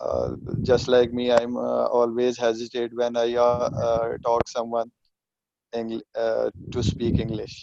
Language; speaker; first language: English; non-native, learner; Punjabi